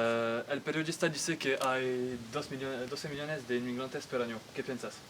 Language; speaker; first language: Spanish; non-native, learner; French